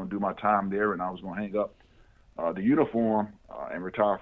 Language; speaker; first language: English; native; English